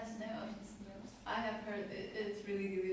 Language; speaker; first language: English; non-native, learner; Chinese